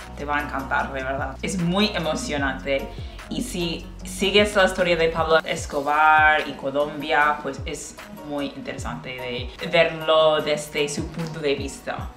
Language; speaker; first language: Spanish; non-native, fluent; English